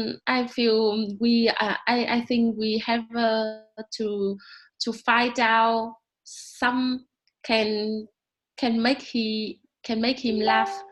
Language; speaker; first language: English; non-native, learner; Vietnamese